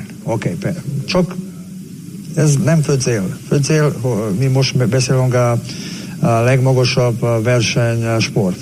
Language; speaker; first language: Hungarian; non-native, learner; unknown